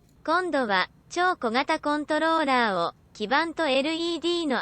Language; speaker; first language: Japanese; native; Japanese